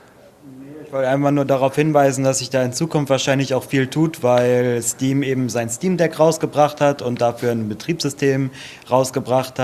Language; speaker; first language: German; native; German